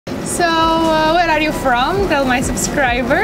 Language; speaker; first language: English; non-native, fluent; Romanian